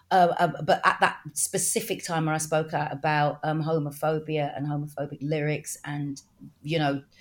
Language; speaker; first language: English; native; English